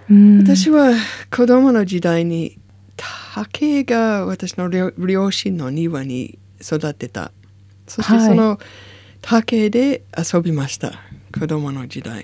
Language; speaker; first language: Japanese; non-native, learner; English